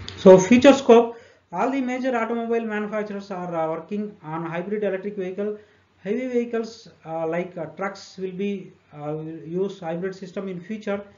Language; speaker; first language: English; non-native, local second language; Telugu